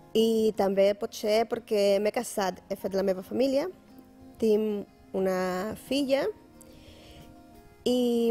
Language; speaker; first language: Catalan; non-native, fluent; Spanish